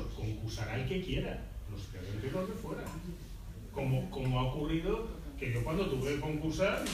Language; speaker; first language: Spanish; native; Spanish